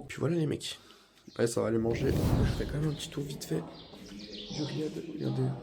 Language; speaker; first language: French; native; French